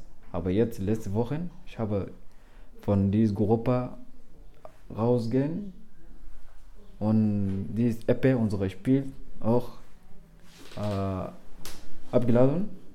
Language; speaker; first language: German; non-native, learner; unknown